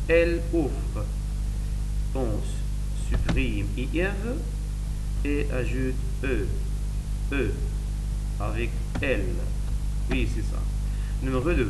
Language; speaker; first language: French; non-native, learner; Arabic